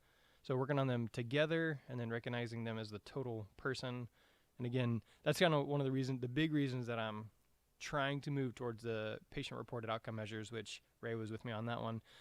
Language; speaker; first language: English; native; English